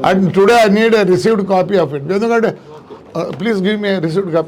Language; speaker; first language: English; non-native, local second language; Telugu